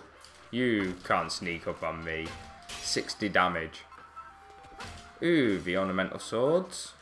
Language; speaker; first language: English; native; English